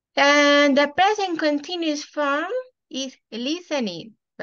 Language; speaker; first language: English; non-native, fluent; Spanish